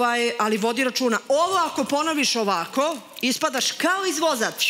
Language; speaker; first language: Serbian; native; Serbian